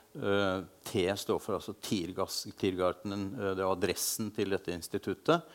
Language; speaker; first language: Norwegian; non-native, fluent; Hungarian